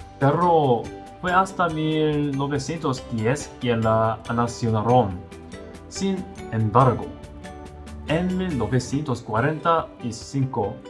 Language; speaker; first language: Spanish; non-native, learner; Korean